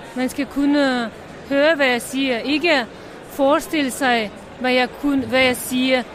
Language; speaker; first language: Danish; non-native, fluent; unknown